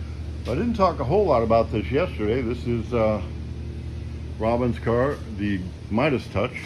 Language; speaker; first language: English; native; English